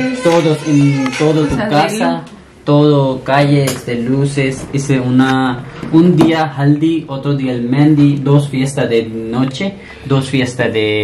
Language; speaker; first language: Spanish; non-native, learner; Punjabi